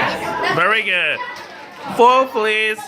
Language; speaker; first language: English; non-native, fluent; Korean